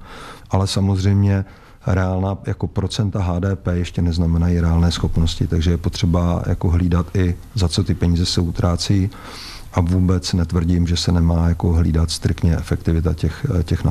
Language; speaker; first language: Czech; native; Czech